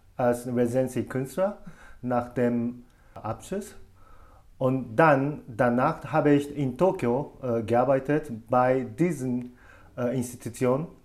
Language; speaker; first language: German; non-native, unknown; Japanese